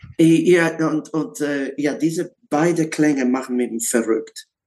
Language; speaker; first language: German; non-native, learner; English